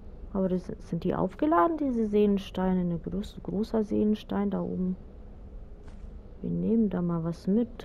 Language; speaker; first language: German; native; German